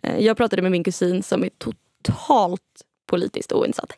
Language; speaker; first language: Swedish; native; Swedish